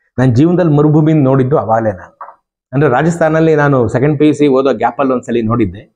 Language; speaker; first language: Kannada; native; Kannada